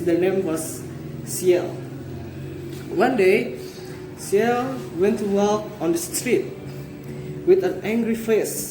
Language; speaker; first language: English; non-native, learner; Indonesian